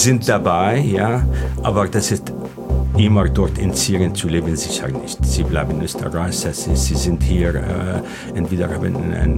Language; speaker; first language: German; non-native, learner; Arabic